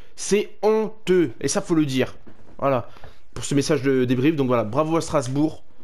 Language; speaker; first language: French; native; French